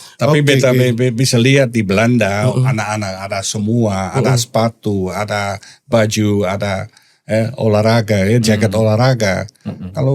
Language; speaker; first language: Indonesian; non-native, learner; Dutch